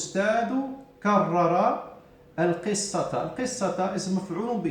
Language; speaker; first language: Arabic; non-native, fluent; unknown